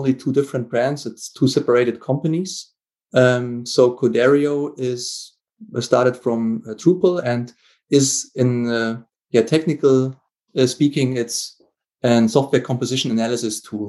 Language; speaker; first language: English; non-native, fluent; German